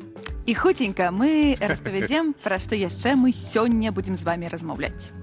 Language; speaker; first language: Belarusian; native; Belarusian